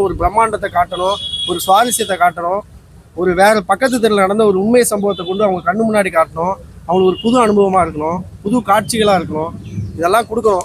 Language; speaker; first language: Tamil; native; Tamil